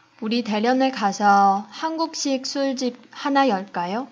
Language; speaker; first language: Korean; non-native, fluent; Chinese